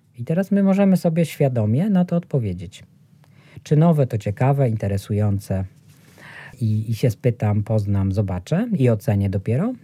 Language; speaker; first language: Polish; native; Polish